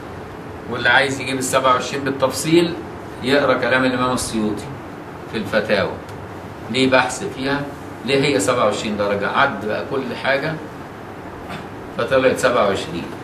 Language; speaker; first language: Arabic; native; Arabic